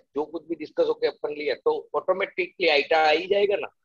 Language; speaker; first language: Hindi; non-native, local second language; Gujarati